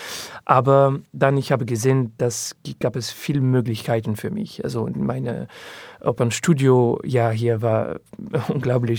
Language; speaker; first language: German; non-native, learner; French